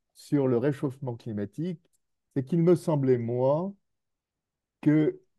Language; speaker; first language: French; native; French